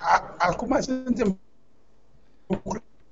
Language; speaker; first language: Romanian; non-native, learner; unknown